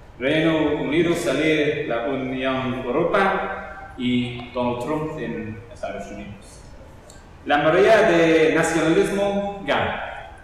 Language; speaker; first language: Spanish; non-native, learner; English